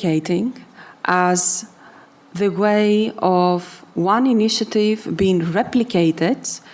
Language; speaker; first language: English; non-native, fluent; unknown